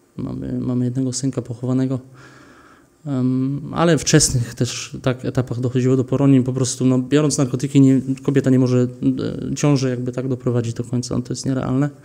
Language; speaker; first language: Polish; early bilingual, heritage; Polish